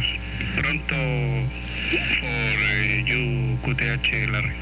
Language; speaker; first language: English; non-native, learner; Spanish